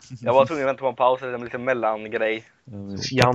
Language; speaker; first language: Swedish; native; Swedish